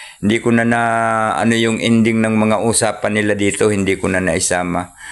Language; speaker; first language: Filipino; non-native, local second language; Cebuano